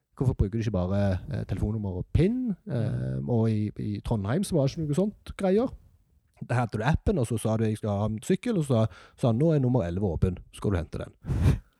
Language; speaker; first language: Norwegian; native; Norwegian